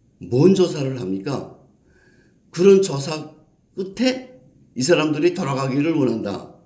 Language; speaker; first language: Korean; native; Korean